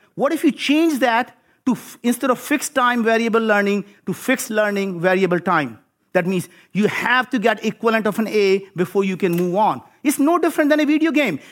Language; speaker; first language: English; non-native, local second language; Hindi